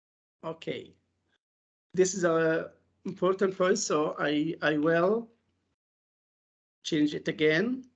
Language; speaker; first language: English; non-native, fluent; Arabic